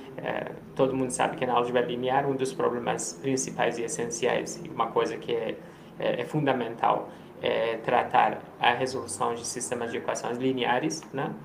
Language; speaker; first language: Portuguese; non-native, fluent; Persian